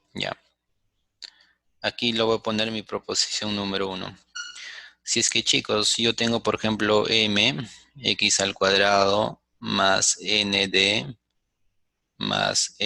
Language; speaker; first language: Spanish; native; Spanish